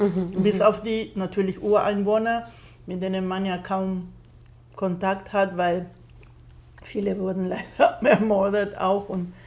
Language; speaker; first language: German; non-native, fluent; Spanish